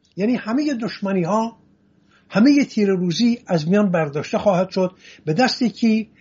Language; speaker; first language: Persian; non-native, local second language; Assyrian Neo-Aramaic